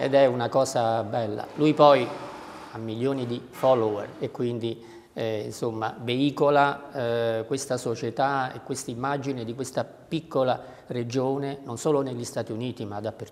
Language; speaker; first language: Italian; native; Italian